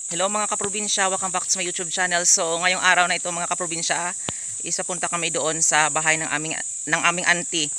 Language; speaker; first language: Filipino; non-native, local second language; Hiligaynon